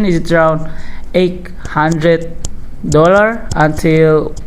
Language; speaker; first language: English; non-native, learner; Indonesian